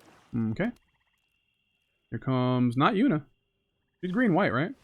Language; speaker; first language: English; native; English